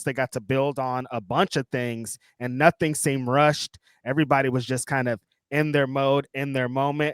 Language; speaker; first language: English; native; English